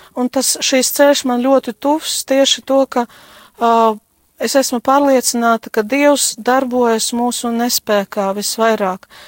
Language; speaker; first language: Latvian; non-native, local second language; Russian